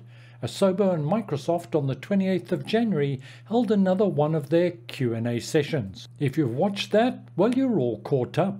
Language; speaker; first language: English; native; English